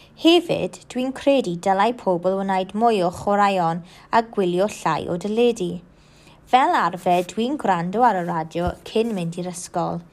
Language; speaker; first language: Welsh; non-native, local second language; English